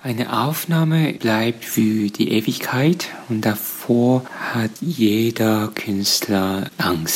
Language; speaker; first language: German; non-native, fluent; Korean